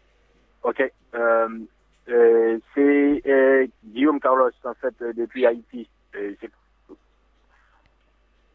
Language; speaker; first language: French; non-native, local second language; Haitian Creole